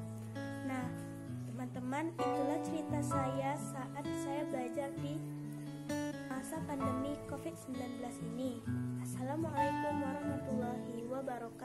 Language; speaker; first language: Indonesian; native; Indonesian